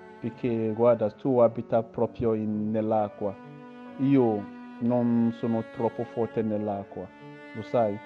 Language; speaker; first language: Italian; non-native, learner; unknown